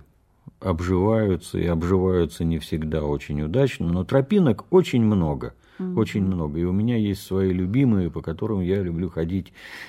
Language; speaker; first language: Russian; native; Russian